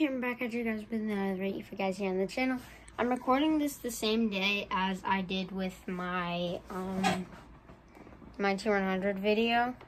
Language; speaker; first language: English; native; English